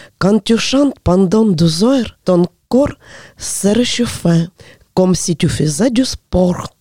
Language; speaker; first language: French; non-native, learner; Ukrainian